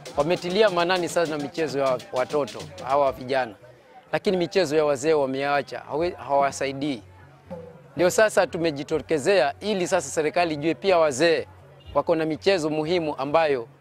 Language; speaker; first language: Swahili; non-native, local second language; Giryama